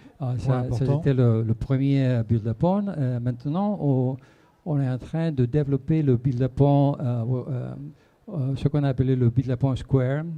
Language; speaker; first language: French; non-native, fluent; Spanish